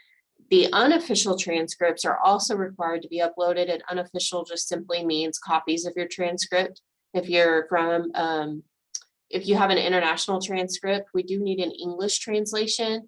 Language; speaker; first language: English; native; English